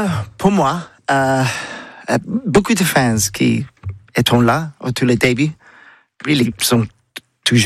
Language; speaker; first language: French; non-native, learner; English